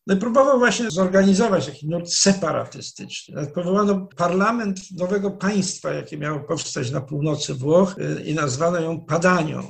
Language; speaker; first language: Polish; native; Polish